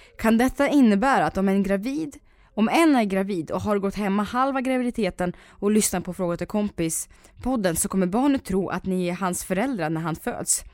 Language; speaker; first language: Swedish; native; Swedish